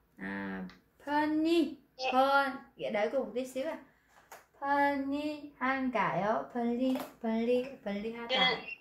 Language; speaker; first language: Korean; non-native, learner; Vietnamese